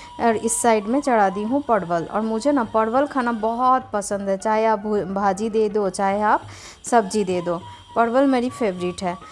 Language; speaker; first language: Hindi; non-native, local second language; Bangla